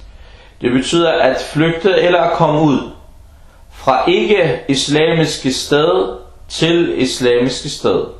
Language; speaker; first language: Danish; early bilingual, other home language; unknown